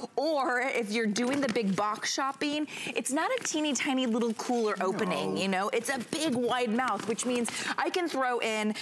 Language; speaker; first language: English; native; English